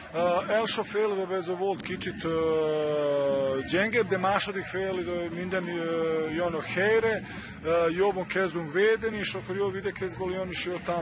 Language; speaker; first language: Hungarian; non-native, learner; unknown